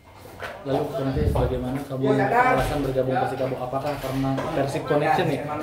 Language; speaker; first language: Indonesian; native; Indonesian